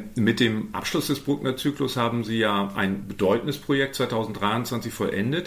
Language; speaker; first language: German; native; German